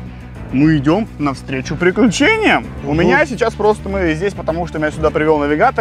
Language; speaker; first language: Russian; native; Russian